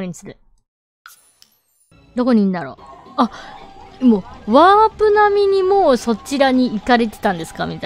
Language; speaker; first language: Japanese; native; Japanese